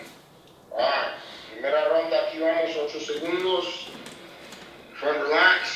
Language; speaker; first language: Spanish; early bilingual, heritage; Spanish